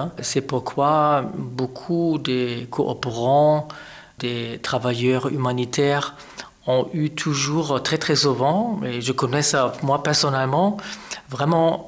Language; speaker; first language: French; non-native, fluent; German